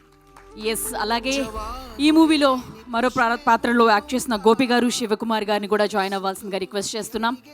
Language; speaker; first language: Telugu; native; Telugu